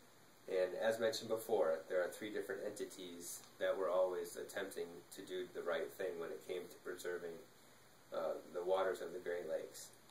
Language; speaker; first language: English; native; English